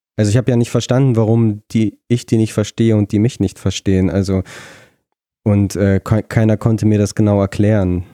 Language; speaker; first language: German; early bilingual, other home language; Russian